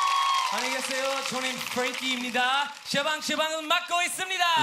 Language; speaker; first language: Korean; non-native, learner; English